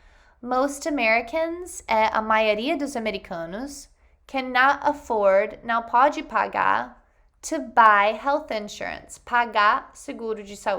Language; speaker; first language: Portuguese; non-native, fluent; English